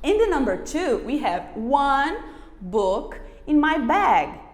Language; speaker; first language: English; non-native, fluent; Portuguese